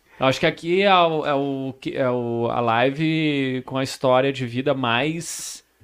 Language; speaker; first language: Portuguese; native; Portuguese